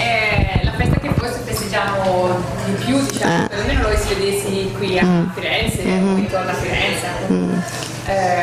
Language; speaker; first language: Italian; non-native, fluent; Swedish